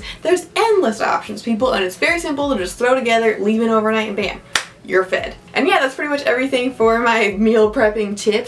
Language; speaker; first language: English; native; English